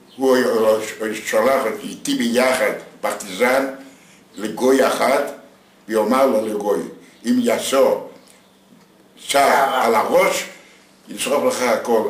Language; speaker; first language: Hebrew; non-native, fluent; Yiddish